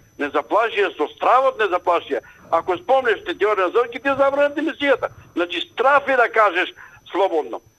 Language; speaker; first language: Macedonian; native; Macedonian